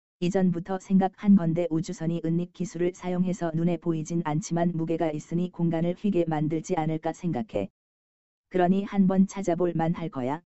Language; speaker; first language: Korean; native; Korean